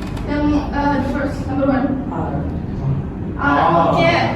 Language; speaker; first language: English; non-native, learner; Indonesian